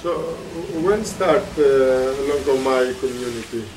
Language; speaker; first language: English; non-native, learner; Greek